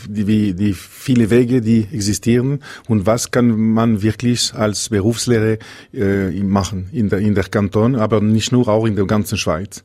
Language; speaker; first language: German; non-native, local second language; French